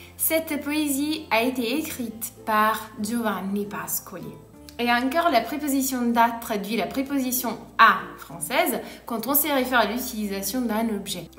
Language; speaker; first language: French; non-native, fluent; Italian